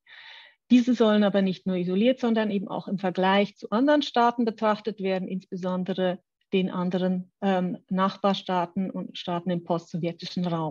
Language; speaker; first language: German; native; German